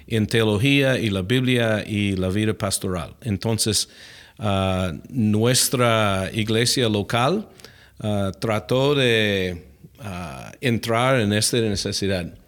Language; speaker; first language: Spanish; non-native, fluent; English